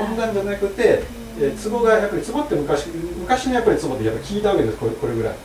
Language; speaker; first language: Japanese; native; Japanese